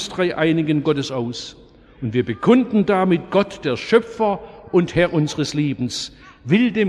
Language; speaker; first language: German; native; German